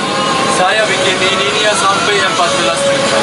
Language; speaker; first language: Indonesian; non-native, learner; Persian